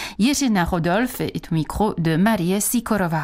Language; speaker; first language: French; non-native, fluent; Czech